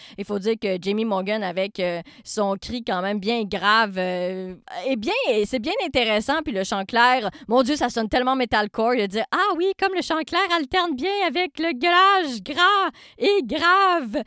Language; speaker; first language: French; native; French